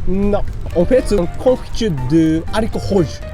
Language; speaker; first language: French; non-native, learner; Japanese